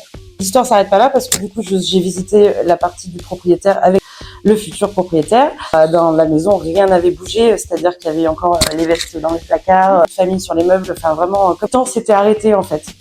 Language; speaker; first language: French; native; French